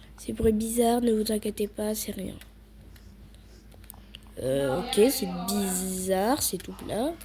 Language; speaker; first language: French; native; French